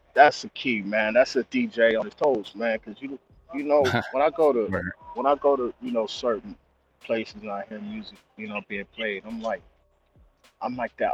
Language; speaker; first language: English; native; English